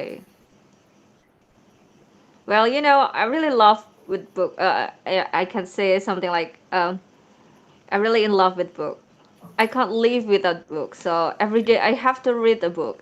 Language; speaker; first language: English; non-native, learner; Indonesian